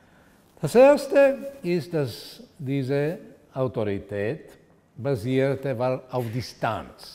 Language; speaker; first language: German; non-native, fluent; Portuguese